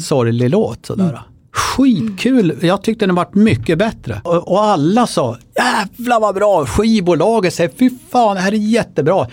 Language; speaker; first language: Swedish; native; Swedish